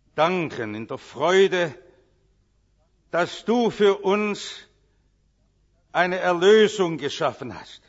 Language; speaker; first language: German; native; German